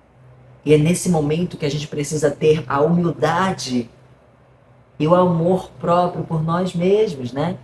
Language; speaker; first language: Portuguese; native; Portuguese